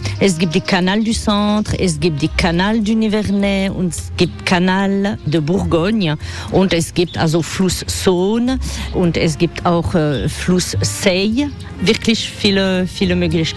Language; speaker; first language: German; non-native, fluent; French